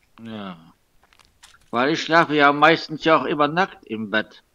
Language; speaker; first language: German; non-native, local second language; Luxembourgish